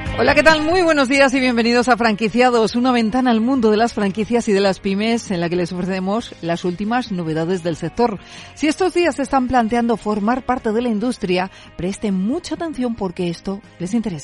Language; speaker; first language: Spanish; native; Spanish